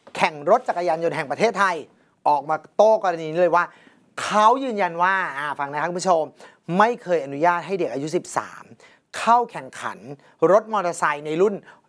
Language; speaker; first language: Thai; native; Thai